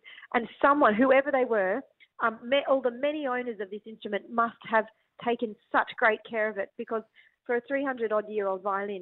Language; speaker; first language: English; native; English